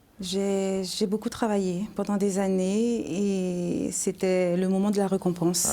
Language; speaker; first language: French; native; French